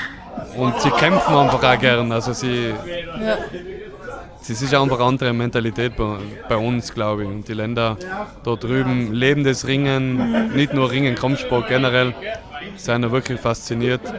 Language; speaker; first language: German; native; German